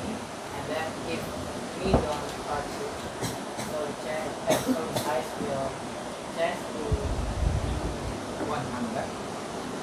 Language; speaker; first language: English; non-native, learner; Indonesian